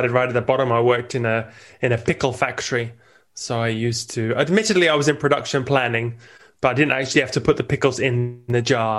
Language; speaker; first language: English; native; English